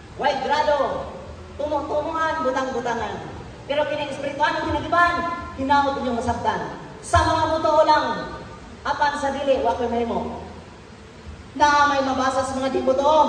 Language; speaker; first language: Cebuano; native; Cebuano